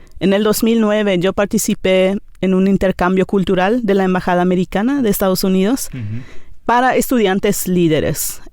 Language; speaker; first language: Spanish; non-native, local second language; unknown